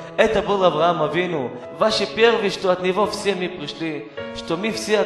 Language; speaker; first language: Russian; non-native, learner; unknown